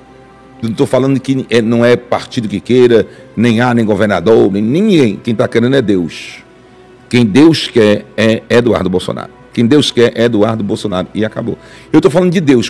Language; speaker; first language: Portuguese; native; Portuguese